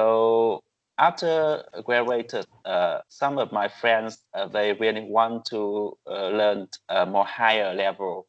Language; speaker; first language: English; non-native, learner; Vietnamese